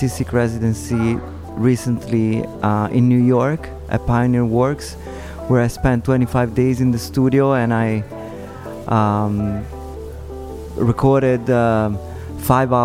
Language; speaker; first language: English; non-native, fluent; Italian